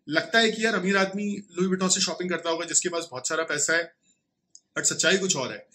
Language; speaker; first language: Hindi; native; Hindi